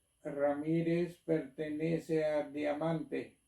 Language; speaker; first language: Spanish; non-native, local second language; German